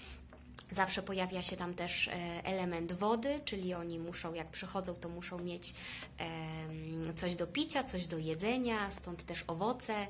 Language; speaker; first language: Polish; native; Polish